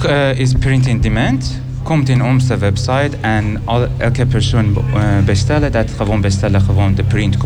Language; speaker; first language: Dutch; non-native, learner; Persian